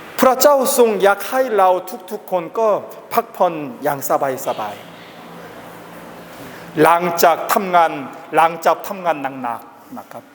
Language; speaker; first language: Thai; non-native, learner; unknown